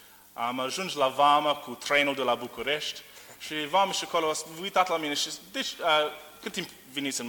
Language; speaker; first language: Romanian; non-native, learner; English